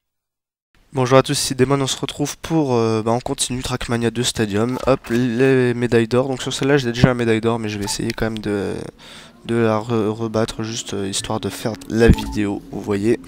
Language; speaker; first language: French; native; French